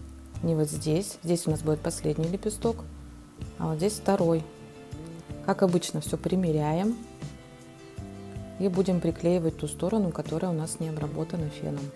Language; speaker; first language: Russian; native; Russian